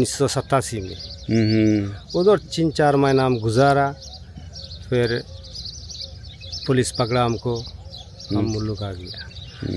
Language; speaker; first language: Hindi; non-native, fluent; Pashto